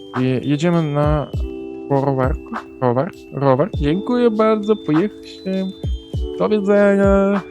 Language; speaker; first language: Polish; non-native, learner; Ukrainian